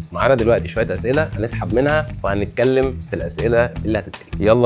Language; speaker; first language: Arabic; native; Arabic